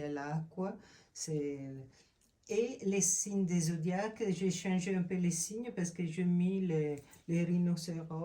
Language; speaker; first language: French; non-native, fluent; Italian